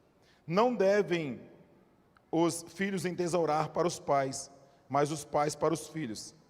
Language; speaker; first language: Portuguese; native; Portuguese